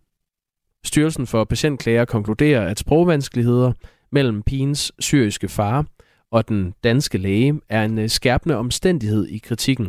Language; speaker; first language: Danish; native; Danish